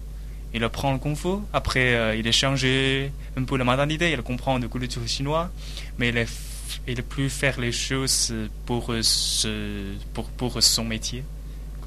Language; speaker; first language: French; non-native, learner; Chinese